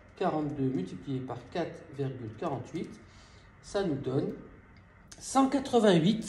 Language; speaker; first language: French; native; French